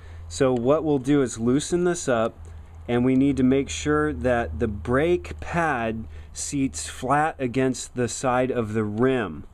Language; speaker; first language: English; native; English